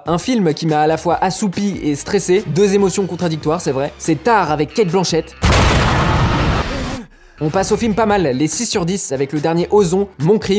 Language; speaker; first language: French; native; French